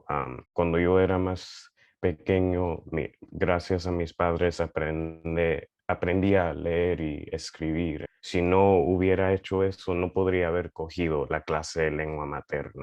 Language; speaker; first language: Spanish; early bilingual, heritage; Spanish